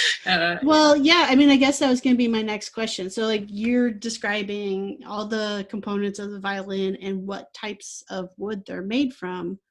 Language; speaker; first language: English; native; English